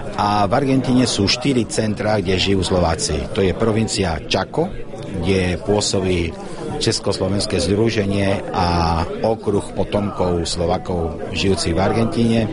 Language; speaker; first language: Slovak; non-native, fluent; Spanish